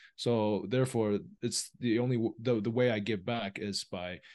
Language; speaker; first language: English; early bilingual, other home language; Chinese